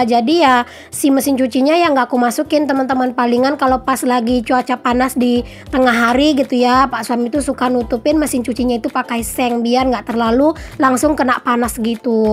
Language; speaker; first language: Indonesian; native; Indonesian